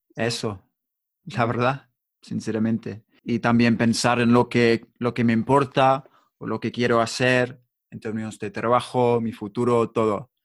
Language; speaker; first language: Spanish; non-native, learner; English